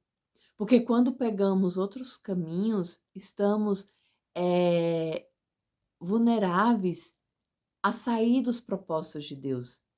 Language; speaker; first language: Portuguese; native; Portuguese